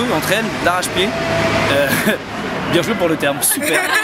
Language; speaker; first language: French; native; French